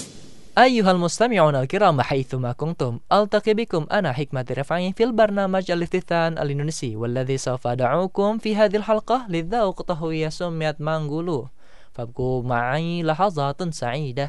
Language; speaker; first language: Arabic; non-native, fluent; Indonesian